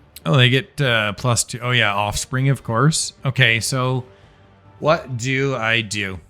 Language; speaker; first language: English; native; English